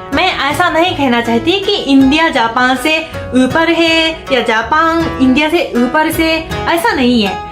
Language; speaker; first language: Hindi; non-native, fluent; Japanese